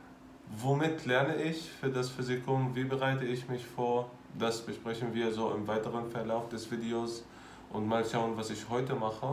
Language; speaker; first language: German; non-native, fluent; Arabic